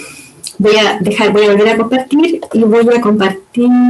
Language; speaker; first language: Spanish; native; Spanish